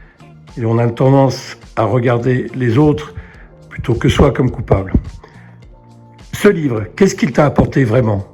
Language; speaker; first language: French; native; French